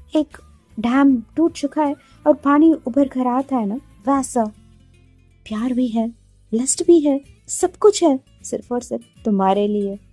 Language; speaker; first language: Hindi; non-native, local second language; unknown